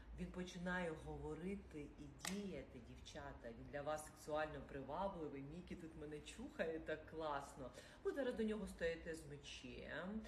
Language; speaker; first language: Ukrainian; non-native, local second language; Russian